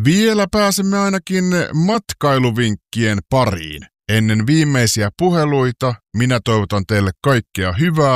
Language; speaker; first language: Finnish; native; Finnish